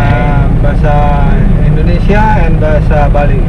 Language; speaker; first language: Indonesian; non-native, local second language; Balinese